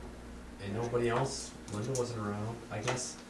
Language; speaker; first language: English; native; English